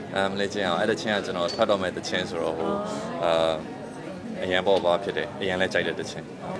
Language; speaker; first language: Burmese; non-native, local second language; Shan